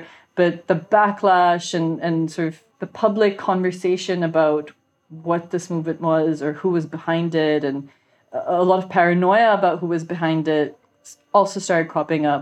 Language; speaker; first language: English; non-native, local second language; Urdu